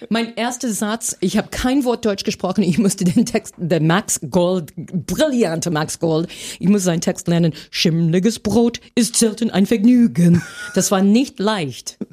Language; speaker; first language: German; non-native, fluent; English